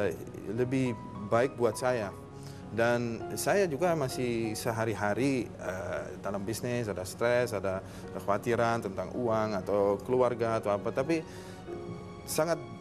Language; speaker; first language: Indonesian; non-native, fluent; Dutch